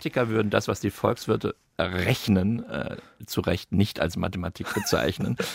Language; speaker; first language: German; native; German